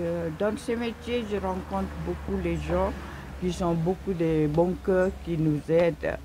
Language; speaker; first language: French; non-native, learner; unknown